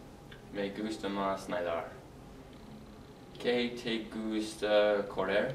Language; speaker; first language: Spanish; non-native, learner; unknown